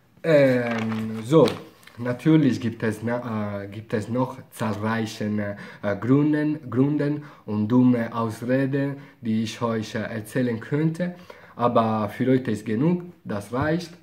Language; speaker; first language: German; non-native, fluent; Italian